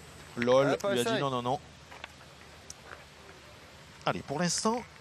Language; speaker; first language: French; native; French